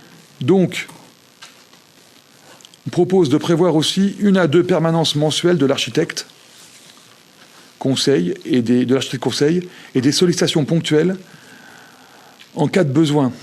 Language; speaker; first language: French; native; French